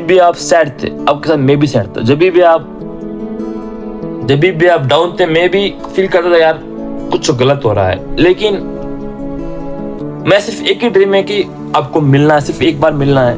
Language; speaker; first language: Hindi; non-native, local second language; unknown